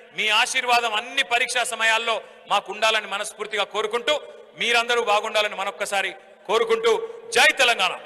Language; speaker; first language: Telugu; native; Telugu